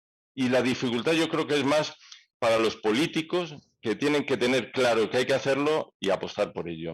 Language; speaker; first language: Spanish; native; Spanish